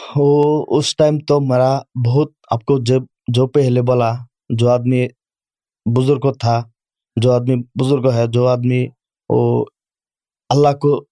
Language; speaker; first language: Urdu; non-native, learner; Bangla